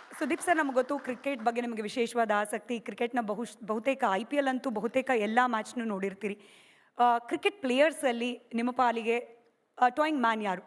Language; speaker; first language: Kannada; native; Kannada